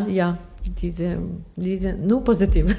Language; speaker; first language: German; non-native, learner; Ukrainian